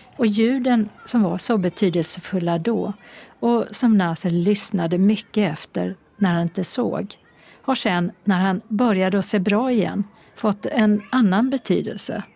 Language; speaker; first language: Swedish; native; Swedish